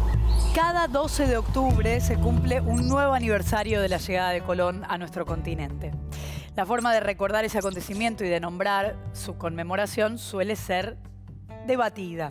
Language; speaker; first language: Spanish; native; Spanish